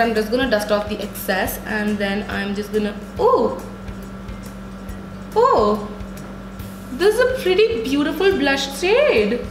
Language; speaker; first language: English; non-native, local second language; Hindi